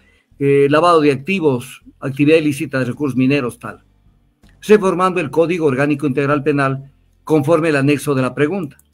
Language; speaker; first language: Spanish; native; Spanish